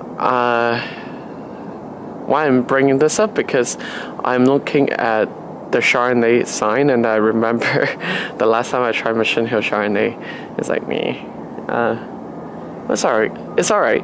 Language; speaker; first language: English; non-native, local second language; Cantonese